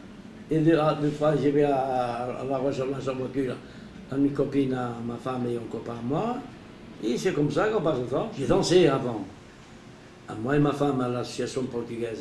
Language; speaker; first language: French; non-native, learner; Portuguese